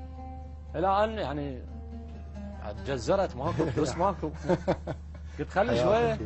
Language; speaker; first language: Arabic; native; Arabic